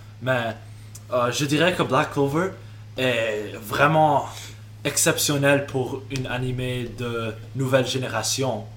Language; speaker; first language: French; non-native, local second language; English